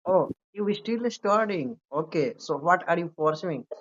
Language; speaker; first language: English; non-native, learner; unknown